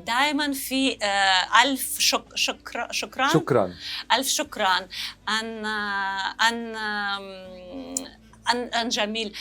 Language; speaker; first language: Arabic; non-native, learner; Russian